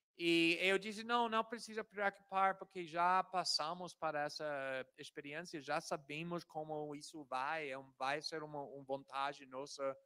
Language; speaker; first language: Portuguese; non-native, fluent; English